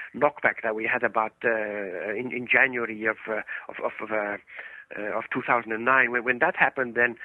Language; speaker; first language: English; early bilingual, other home language; Estonian